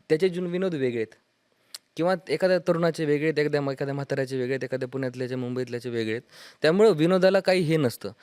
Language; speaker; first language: Marathi; native; Marathi